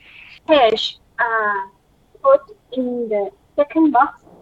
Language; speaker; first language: English; non-native, learner; Thai